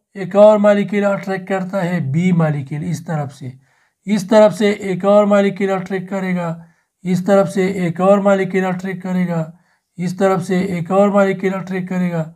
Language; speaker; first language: Urdu; non-native, local second language; Pashto